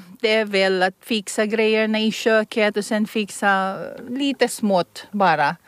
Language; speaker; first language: Swedish; non-native, fluent; Filipino